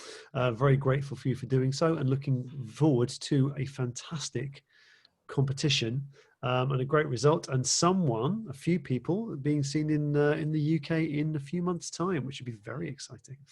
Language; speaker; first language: English; native; English